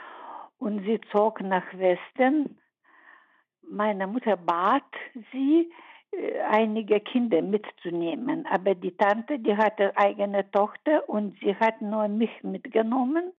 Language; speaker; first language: German; early bilingual, heritage; German